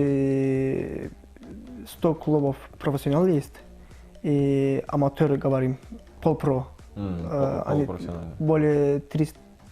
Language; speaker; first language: Russian; non-native, learner; Turkish